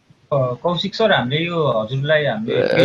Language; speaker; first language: Nepali; native; Nepali